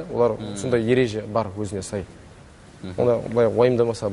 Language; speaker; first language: Kazakh; native; Kazakh